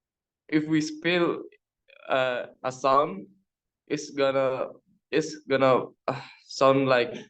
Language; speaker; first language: English; non-native, learner; Indonesian